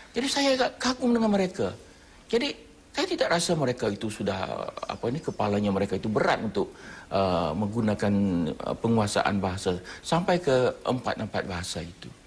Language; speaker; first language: Malay; non-native, fluent; Thai